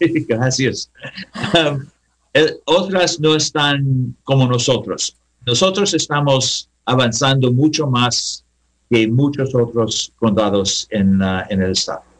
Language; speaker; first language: Spanish; non-native, learner; English